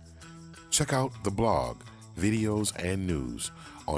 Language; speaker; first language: English; native; English